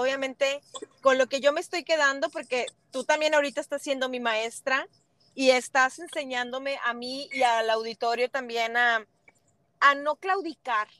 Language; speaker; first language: Spanish; native; Spanish